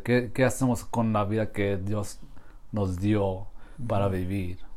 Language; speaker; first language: Spanish; non-native, learner; English